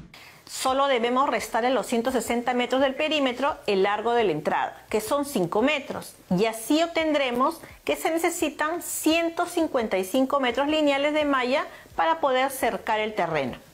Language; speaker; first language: Spanish; native; Spanish